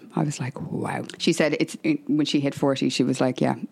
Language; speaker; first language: English; native; English